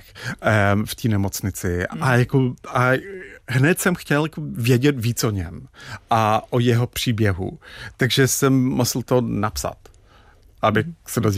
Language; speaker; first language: Czech; non-native, fluent; English